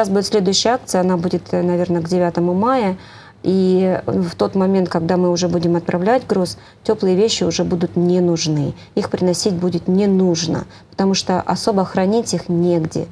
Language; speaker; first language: Russian; native; Russian